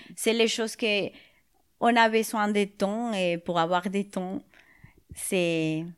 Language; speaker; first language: French; non-native, fluent; Spanish